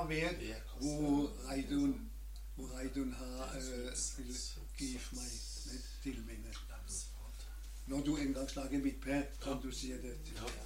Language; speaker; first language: Danish; non-native, learner; German